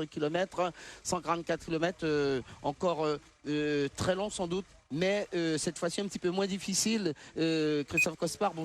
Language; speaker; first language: French; native; French